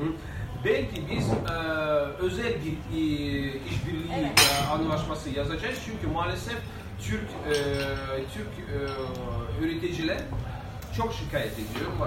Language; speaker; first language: Turkish; non-native, fluent; Russian